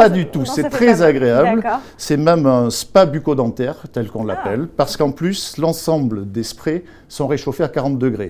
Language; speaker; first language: French; native; French